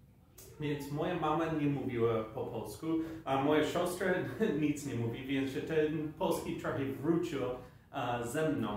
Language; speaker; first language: Polish; non-native, learner; English